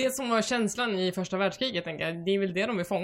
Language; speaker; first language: Swedish; native; Swedish